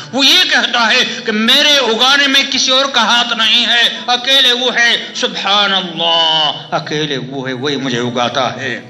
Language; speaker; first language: Urdu; non-native, local second language; Pashto